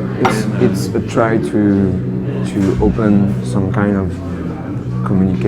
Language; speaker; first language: English; non-native, learner; French